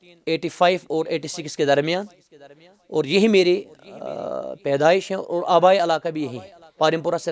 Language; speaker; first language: Hindi; non-native, local second language; Kashmiri